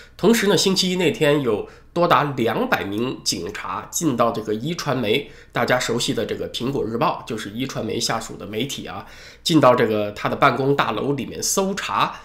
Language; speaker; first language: Chinese; native; Chinese